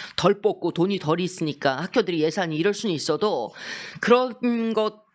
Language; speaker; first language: Korean; native; Korean